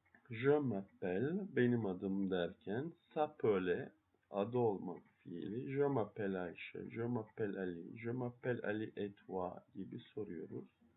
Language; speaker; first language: French; non-native, learner; Turkish